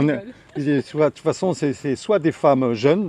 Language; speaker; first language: French; native; French